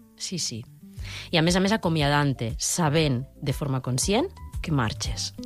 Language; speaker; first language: Catalan; native; Catalan